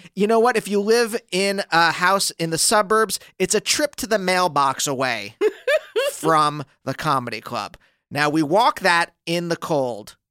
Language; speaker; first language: English; native; English